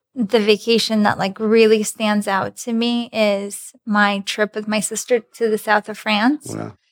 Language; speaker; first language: English; non-native, fluent; Russian